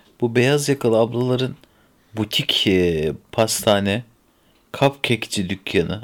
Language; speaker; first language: Turkish; native; Turkish